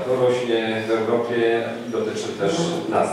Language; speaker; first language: Polish; native; Polish